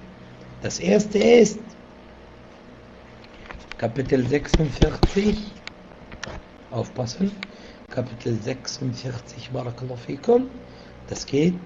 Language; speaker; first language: German; non-native, fluent; Arabic